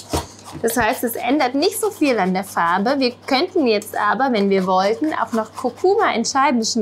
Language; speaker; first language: German; native; German